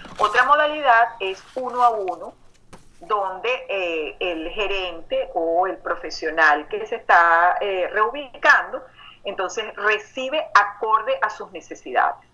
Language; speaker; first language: Spanish; native; Spanish